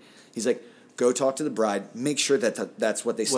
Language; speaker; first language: English; native; English